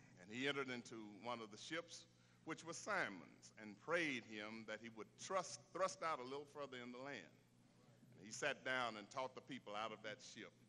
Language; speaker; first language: English; native; English